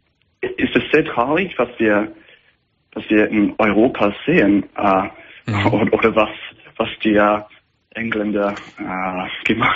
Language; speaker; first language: German; non-native, fluent; English